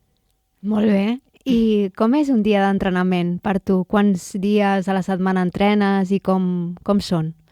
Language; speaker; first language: Catalan; native; Catalan